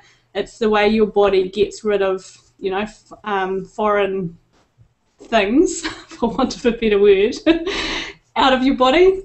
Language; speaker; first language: English; native; English